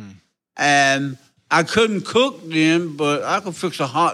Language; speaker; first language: English; native; English